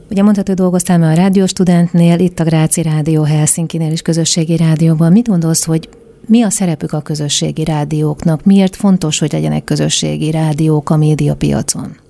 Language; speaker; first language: Hungarian; native; Hungarian